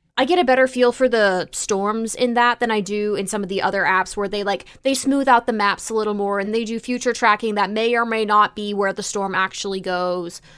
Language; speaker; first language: English; native; English